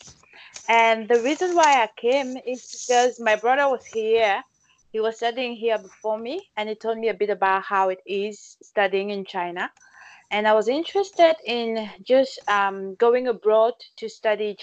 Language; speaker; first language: English; non-native, local second language; French